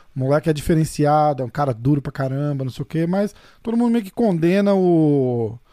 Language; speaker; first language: Portuguese; native; Portuguese